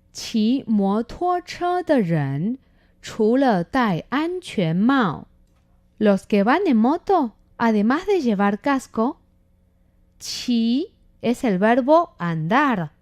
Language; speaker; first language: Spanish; non-native, fluent; Chinese